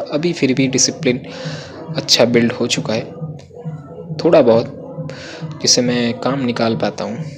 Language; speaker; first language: Hindi; non-native, local second language; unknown